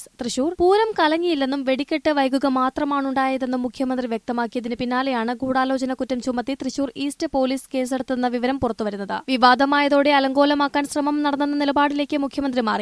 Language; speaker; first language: Malayalam; native; Malayalam